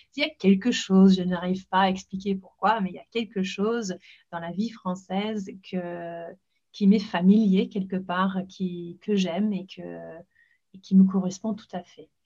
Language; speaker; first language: French; non-native, fluent; English